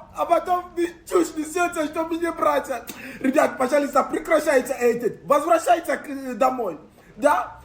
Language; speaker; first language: Russian; native; Russian